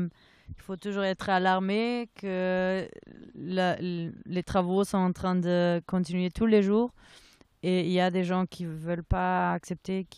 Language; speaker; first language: French; non-native, fluent; German